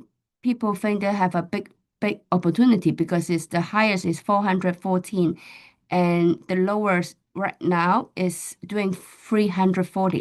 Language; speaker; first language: English; non-native, fluent; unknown